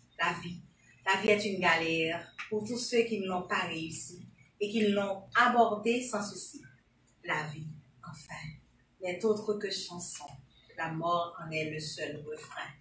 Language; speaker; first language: French; non-native, local second language; Haitian Creole